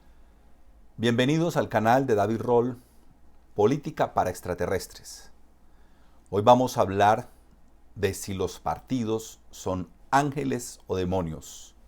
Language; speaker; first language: Spanish; native; Spanish